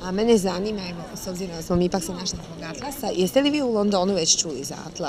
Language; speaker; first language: Croatian; native; Croatian